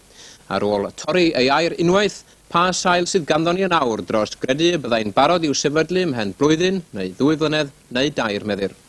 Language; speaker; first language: Welsh; native; Welsh